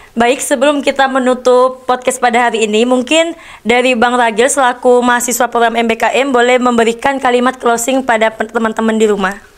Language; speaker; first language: Indonesian; native; Indonesian